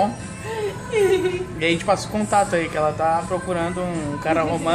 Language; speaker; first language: Portuguese; native; Portuguese